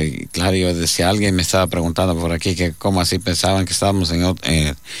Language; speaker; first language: Spanish; native; Spanish